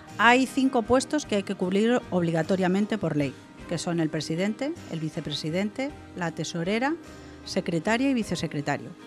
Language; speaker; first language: Spanish; native; Spanish